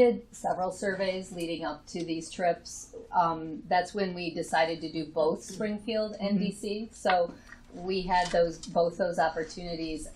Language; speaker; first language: English; native; English